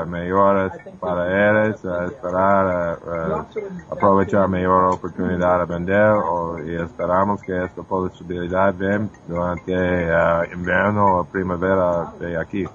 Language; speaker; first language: Portuguese; non-native, fluent; English